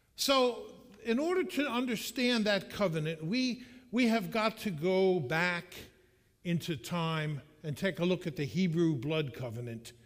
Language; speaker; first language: English; native; English